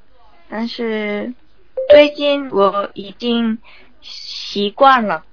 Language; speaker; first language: Chinese; non-native, learner; Korean